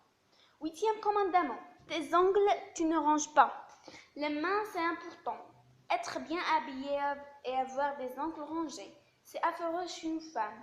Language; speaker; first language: French; non-native, local second language; Arabic